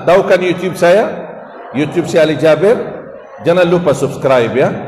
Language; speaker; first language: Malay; non-native, fluent; Arabic